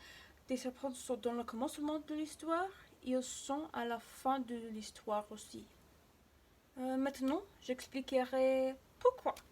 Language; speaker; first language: French; non-native, learner; English